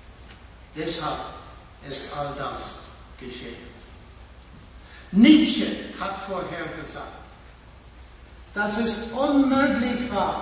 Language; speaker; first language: German; non-native, fluent; English